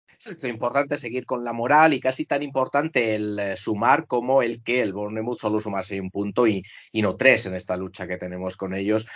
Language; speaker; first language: Spanish; native; Spanish